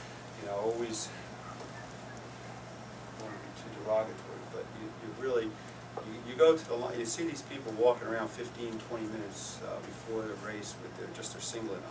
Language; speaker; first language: English; native; English